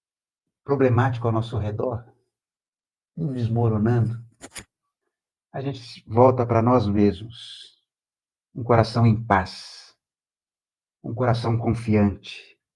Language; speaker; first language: Portuguese; native; Portuguese